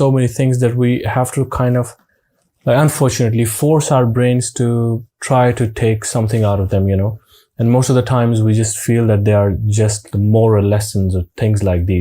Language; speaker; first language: English; non-native, local second language; Urdu